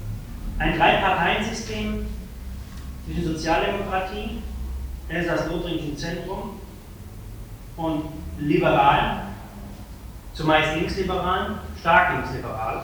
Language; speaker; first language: German; native; German